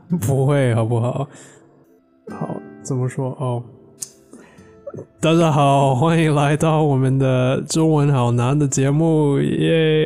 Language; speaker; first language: Chinese; non-native, fluent; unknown